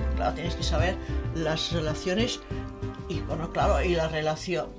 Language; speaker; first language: Spanish; native; Spanish